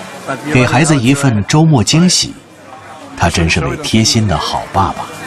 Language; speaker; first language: Chinese; native; Chinese